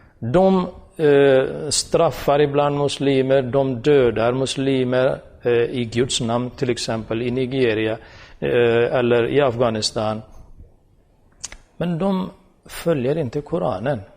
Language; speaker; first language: Swedish; non-native, fluent; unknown